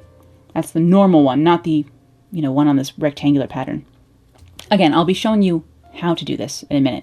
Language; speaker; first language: English; native; English